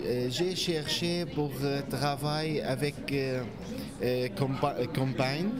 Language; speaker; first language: French; non-native, learner; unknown